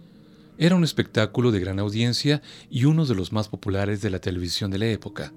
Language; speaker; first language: Spanish; native; Spanish